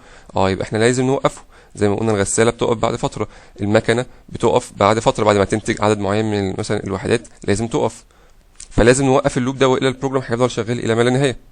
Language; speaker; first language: Arabic; native; Arabic